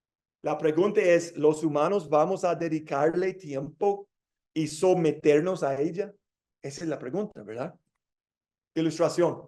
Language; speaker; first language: Spanish; non-native, fluent; English